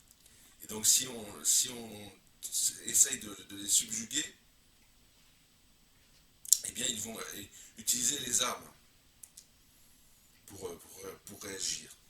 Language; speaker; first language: French; native; French